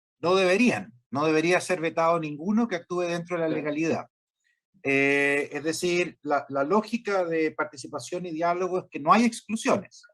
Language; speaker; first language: Spanish; native; Spanish